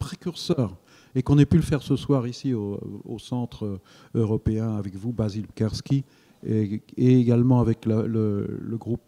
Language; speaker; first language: French; native; French